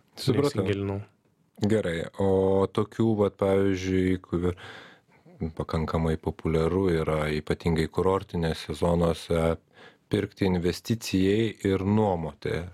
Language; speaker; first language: Lithuanian; native; Lithuanian